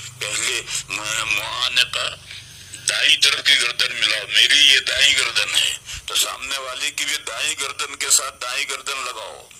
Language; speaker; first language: Urdu; non-native, local second language; Gujarati